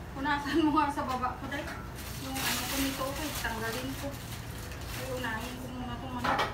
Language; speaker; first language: Filipino; non-native, local second language; Hiligaynon